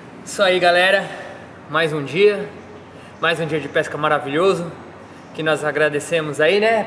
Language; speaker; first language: Portuguese; native; Portuguese